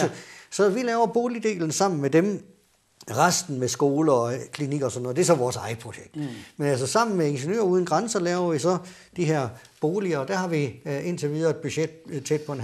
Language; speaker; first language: Danish; native; Danish